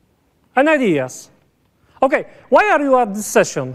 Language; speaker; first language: English; non-native, fluent; Polish